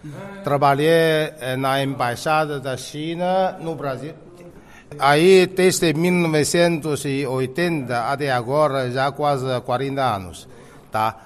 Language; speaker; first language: Portuguese; non-native, fluent; Chinese